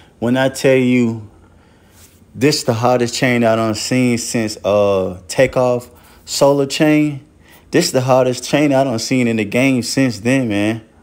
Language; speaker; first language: English; native; English